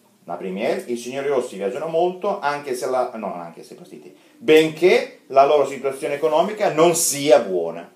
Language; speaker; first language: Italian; non-native, fluent; Russian